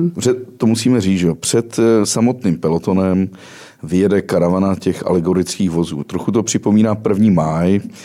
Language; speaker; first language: Czech; native; Czech